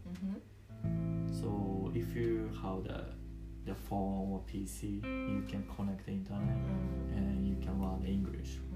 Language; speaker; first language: English; non-native, learner; Japanese